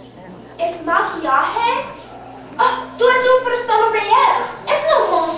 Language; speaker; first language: Spanish; non-native, learner; English